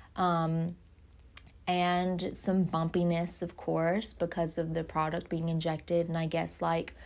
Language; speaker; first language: English; native; English